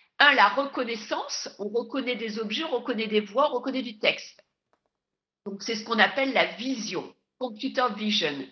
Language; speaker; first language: French; native; French